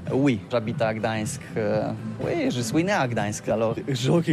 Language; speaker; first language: French; non-native, learner; Polish